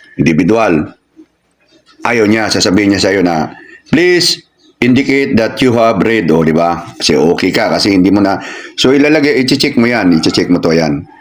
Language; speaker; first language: Filipino; non-native, local second language; Cebuano